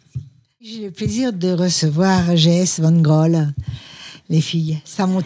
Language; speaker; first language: French; native; French